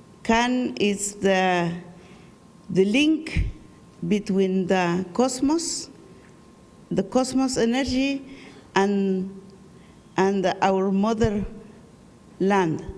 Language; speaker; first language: English; non-native, learner; Kʼicheʼ